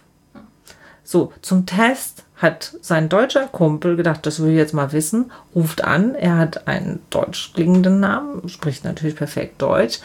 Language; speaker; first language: German; native; German